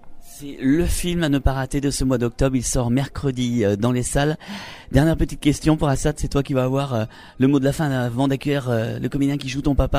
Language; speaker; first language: French; native; French